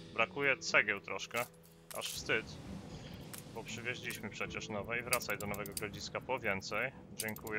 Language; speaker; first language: Polish; native; Polish